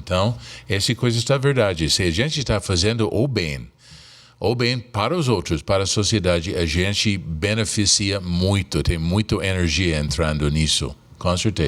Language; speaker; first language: Portuguese; non-native, fluent; English